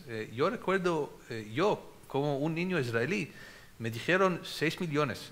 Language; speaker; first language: Spanish; non-native, fluent; Hebrew